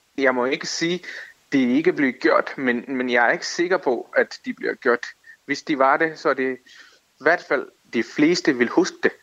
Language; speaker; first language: Danish; non-native, fluent; Tamil